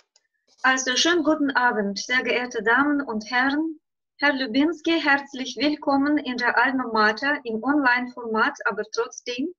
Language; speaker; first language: German; non-native, fluent; Russian